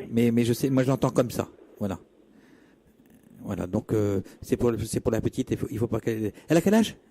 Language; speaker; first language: French; native; French